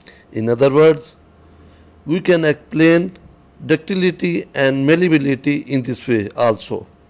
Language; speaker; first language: English; non-native, local second language; Urdu